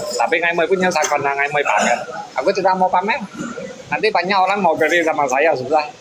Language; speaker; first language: Indonesian; non-native, learner; Vietnamese